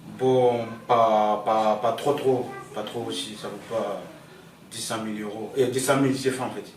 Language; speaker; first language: French; non-native, local second language; Soninke